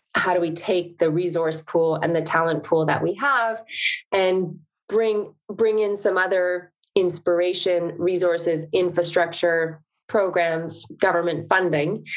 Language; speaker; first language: English; native; English